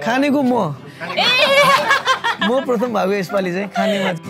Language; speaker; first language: Nepali; native; Nepali